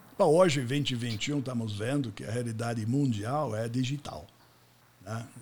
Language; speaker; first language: Portuguese; non-native, fluent; English